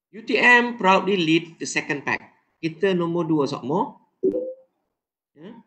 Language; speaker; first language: Malay; native; Malay